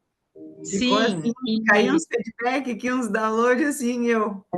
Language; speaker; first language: Portuguese; native; Portuguese